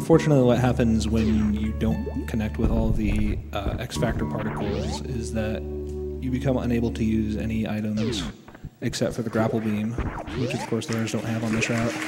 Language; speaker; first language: English; native; English